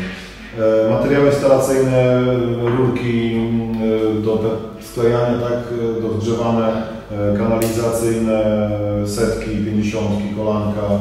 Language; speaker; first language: Polish; native; Polish